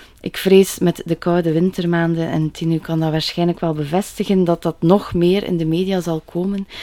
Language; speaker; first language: Dutch; native; Dutch